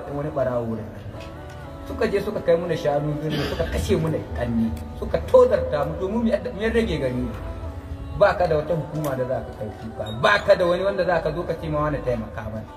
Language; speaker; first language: Hausa; non-native, local second language; Fula